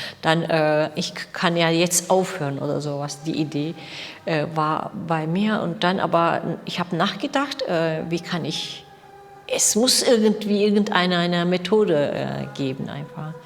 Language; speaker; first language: German; non-native, learner; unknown